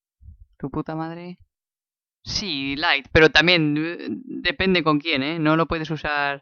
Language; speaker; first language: Spanish; native; Spanish